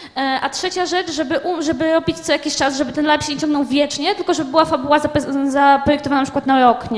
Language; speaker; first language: Polish; native; Polish